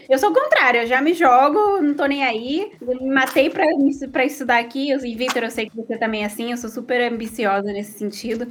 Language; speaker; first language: Portuguese; early bilingual, other home language; Spanish